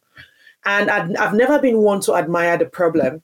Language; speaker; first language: English; non-native, local second language; Yoruba